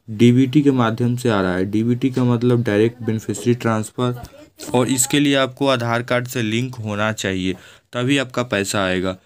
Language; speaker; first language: Hindi; native; Hindi